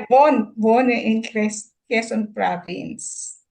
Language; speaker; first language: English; non-native, local second language; Filipino